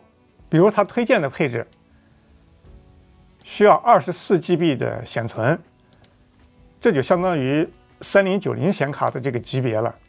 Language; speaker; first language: Chinese; native; Chinese